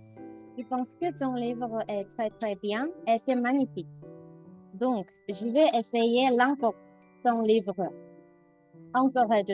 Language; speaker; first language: French; non-native, learner; Korean